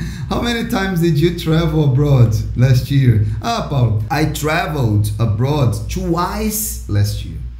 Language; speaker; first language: English; non-native, fluent; Portuguese